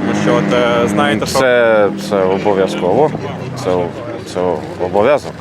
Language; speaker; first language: Ukrainian; non-native, learner; Lithuanian